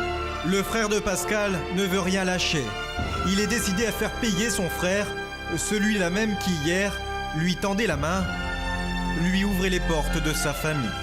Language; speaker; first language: French; native; French